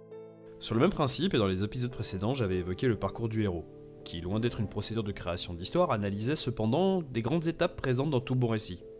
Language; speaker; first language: French; native; French